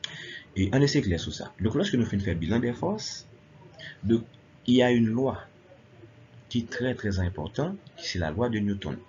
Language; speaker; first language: French; non-native, local second language; Haitian Creole